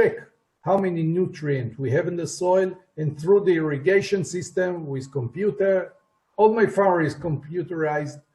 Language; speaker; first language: English; non-native, fluent; Hebrew